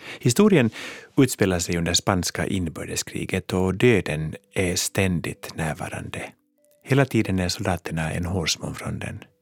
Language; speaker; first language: Swedish; native; Swedish